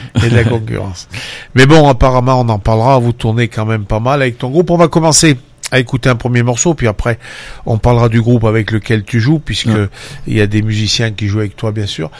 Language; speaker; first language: French; native; French